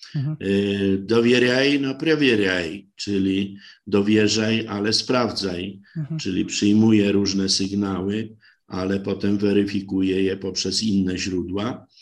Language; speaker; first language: Polish; native; Polish